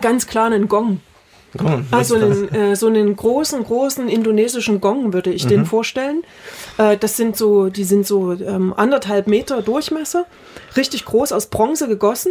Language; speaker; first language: German; native; German